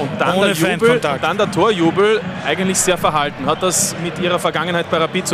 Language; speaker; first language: German; native; German